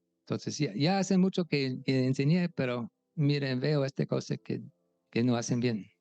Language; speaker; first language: Spanish; non-native, fluent; English